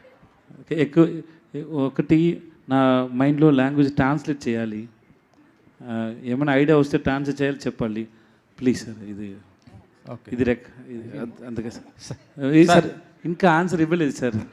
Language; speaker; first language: Telugu; non-native, learner; Tamil